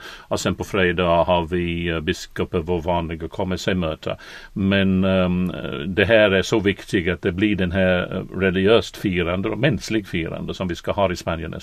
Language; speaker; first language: Swedish; non-native, fluent; English